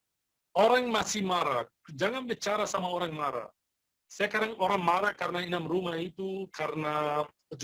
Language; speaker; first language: Indonesian; non-native, fluent; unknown